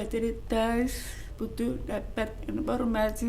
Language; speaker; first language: Indonesian; non-native, local second language; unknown